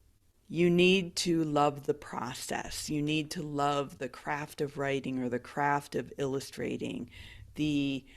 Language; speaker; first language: English; native; English